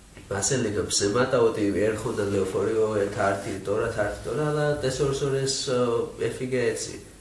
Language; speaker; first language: Greek; non-native, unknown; Georgian